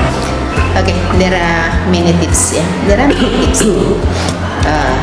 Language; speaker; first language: English; non-native, learner; Indonesian